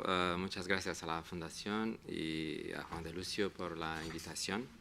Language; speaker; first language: Spanish; non-native, fluent; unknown